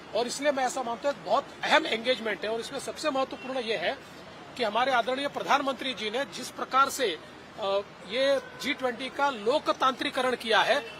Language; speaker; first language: Hindi; non-native, local second language; Marathi